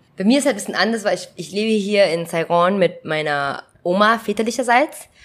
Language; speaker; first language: German; early bilingual, other home language; Vietnamese